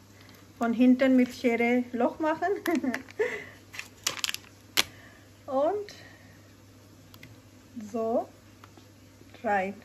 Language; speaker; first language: German; non-native, learner; Urdu